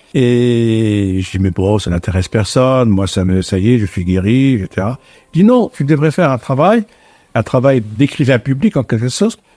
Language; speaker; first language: French; non-native, local second language; Arabic